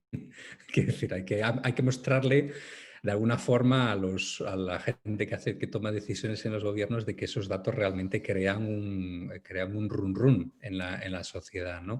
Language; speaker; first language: Spanish; native; Spanish